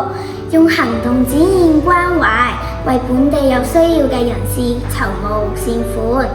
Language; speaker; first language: Cantonese; native; Cantonese